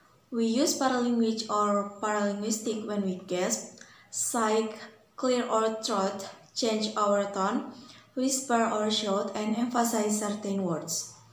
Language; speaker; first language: English; non-native, fluent; Indonesian